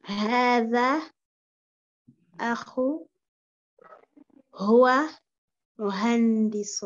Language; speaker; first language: Arabic; non-native, learner; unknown